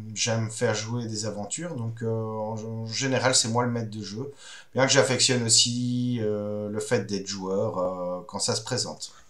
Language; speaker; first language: French; native; French